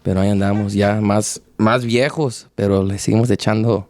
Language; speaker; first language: Spanish; early bilingual, heritage; Spanish